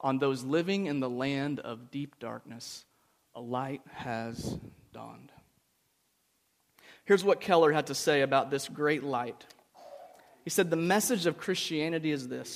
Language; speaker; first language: English; native; English